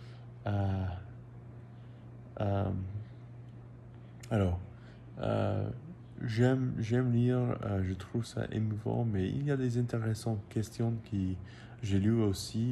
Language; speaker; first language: French; non-native, learner; English